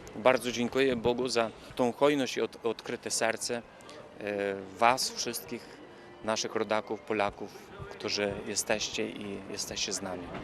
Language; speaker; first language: Polish; early bilingual, heritage; Polish